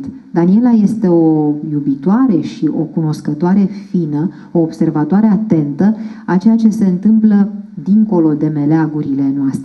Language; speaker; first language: Romanian; native; Romanian